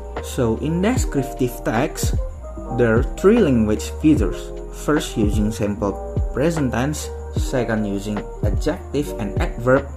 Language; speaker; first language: English; non-native, learner; Indonesian